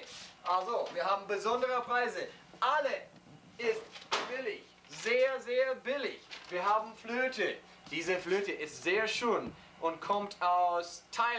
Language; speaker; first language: German; non-native, learner; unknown